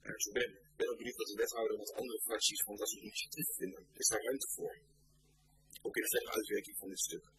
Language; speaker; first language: Dutch; native; Dutch